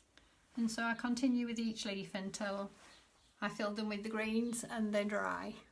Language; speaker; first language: English; native; English